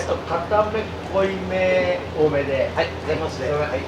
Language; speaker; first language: Japanese; native; Japanese